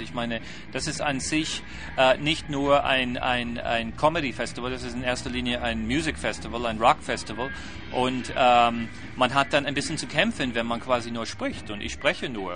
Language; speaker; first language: German; non-native, fluent; English